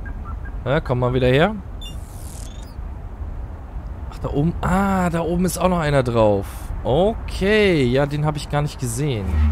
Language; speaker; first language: German; native; German